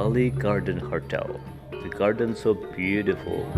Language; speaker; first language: English; non-native, learner; Indonesian